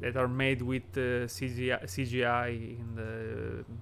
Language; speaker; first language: English; non-native, fluent; Italian